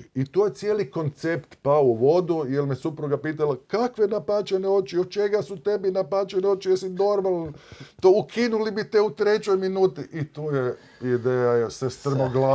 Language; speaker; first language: Serbian; native; Serbian